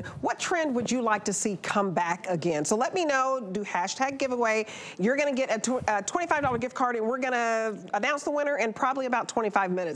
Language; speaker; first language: English; native; English